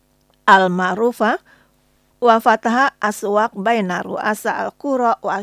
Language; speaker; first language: Arabic; non-native, learner; Indonesian